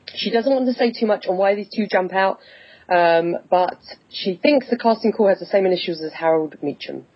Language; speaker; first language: English; native; English